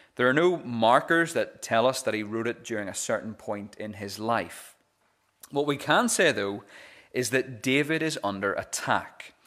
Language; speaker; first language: English; native; English